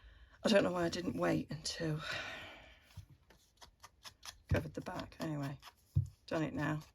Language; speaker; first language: English; native; English